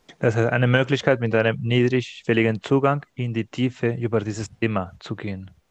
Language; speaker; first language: German; non-native, fluent; Spanish